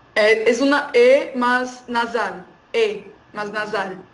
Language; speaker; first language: Spanish; non-native, fluent; Portuguese